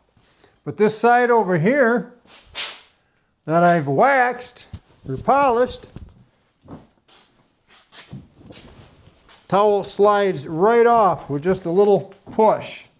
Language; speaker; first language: English; native; English